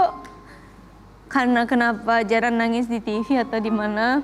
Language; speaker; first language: Indonesian; non-native, fluent; Japanese